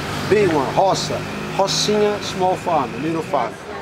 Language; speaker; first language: English; non-native, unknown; Portuguese